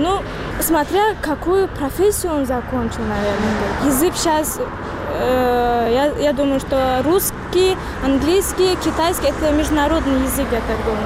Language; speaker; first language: Russian; non-native, local second language; Tajik